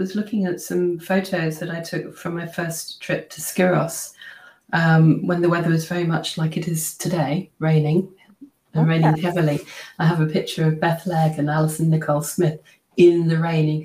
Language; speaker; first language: English; native; English